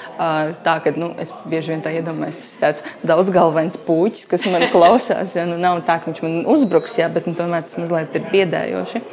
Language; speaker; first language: Latvian; native; Latvian